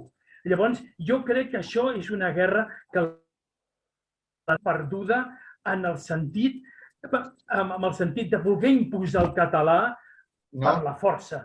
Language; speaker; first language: Catalan; non-native, local second language; Spanish